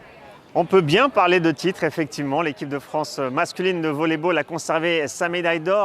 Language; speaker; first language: French; native; French